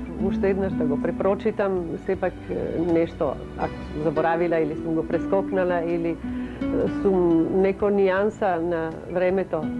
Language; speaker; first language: Macedonian; non-native, fluent; Italian